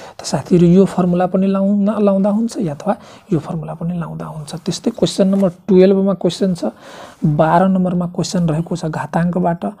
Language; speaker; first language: Nepali; non-native, local second language; Maithili